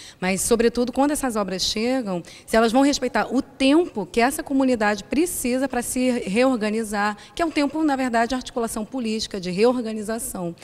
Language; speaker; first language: Portuguese; native; Portuguese